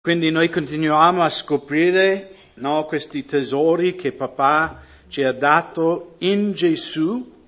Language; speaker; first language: Italian; non-native, fluent; English